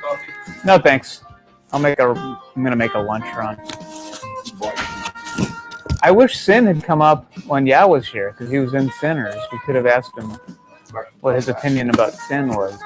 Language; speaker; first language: English; native; English